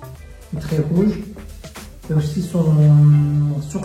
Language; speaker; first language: French; non-native, fluent; Korean